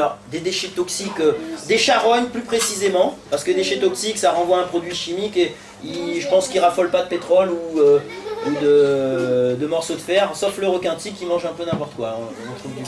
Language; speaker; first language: French; native; French